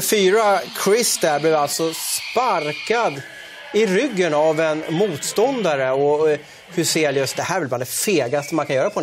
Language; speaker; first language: Swedish; native; Swedish